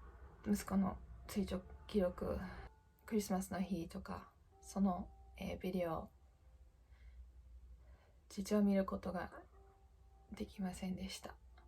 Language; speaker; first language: Japanese; non-native, fluent; English